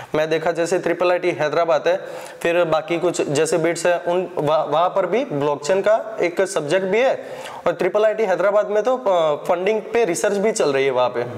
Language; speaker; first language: Hindi; non-native, local second language; Gujarati